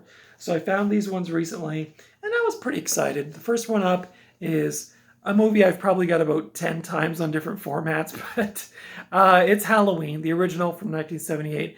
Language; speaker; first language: English; native; English